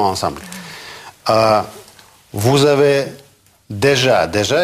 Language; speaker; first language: French; non-native, fluent; Russian